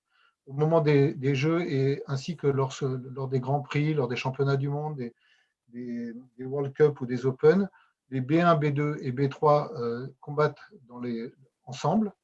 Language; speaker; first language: French; native; French